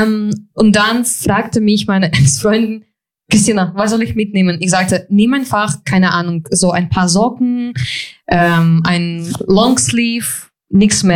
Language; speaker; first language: German; non-native, fluent; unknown